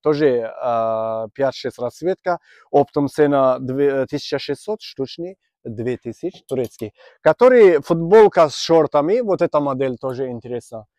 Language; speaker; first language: Russian; non-native, learner; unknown